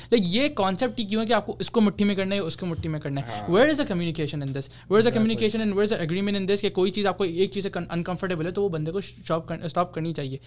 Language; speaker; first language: Urdu; early bilingual, heritage; Urdu